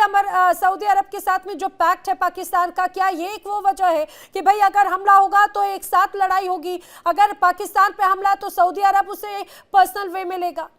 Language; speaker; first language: Hindi; native; Hindi